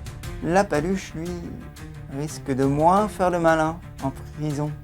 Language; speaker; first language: French; native; French